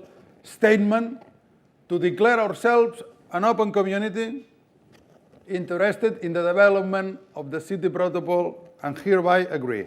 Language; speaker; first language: English; non-native, fluent; Catalan